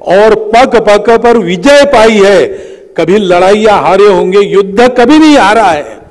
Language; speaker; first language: Hindi; native; Hindi